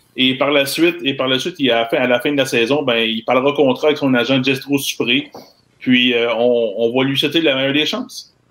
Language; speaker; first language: French; native; French